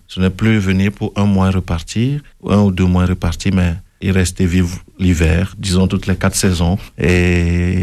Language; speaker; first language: French; non-native, local second language; Ewe